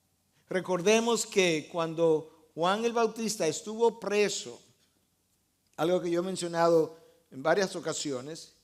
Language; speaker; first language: Spanish; native; Spanish